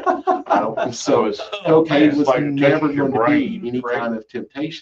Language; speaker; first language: English; native; English